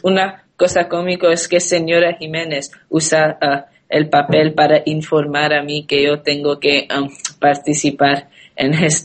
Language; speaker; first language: Spanish; non-native, learner; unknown